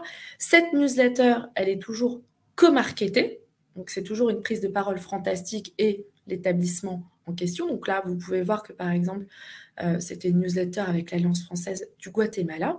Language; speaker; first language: French; native; French